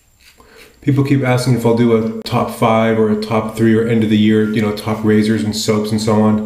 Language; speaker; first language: English; native; English